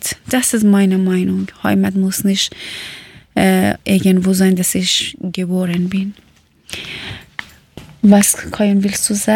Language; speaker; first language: German; non-native, fluent; Persian